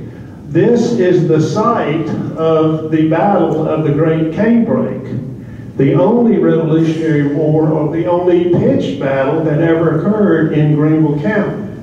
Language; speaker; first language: English; native; English